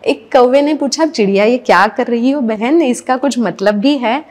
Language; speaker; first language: Hindi; non-native, local second language; Marathi